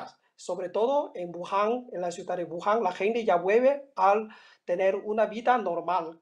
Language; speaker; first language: Spanish; non-native, fluent; Chinese